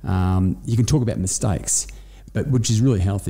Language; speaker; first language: English; native; English